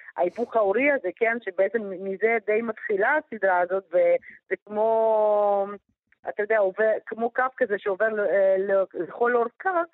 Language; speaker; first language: Hebrew; non-native, fluent; Russian